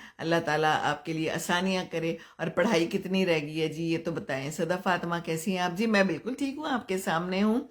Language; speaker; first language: Urdu; non-native, local second language; Punjabi